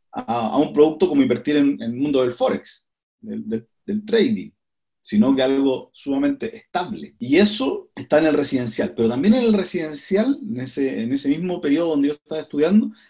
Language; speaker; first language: Spanish; native; Spanish